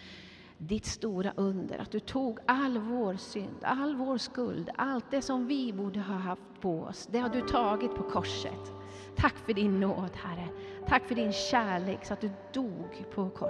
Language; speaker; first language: Swedish; native; Swedish